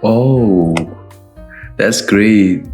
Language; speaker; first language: English; non-native, learner; Indonesian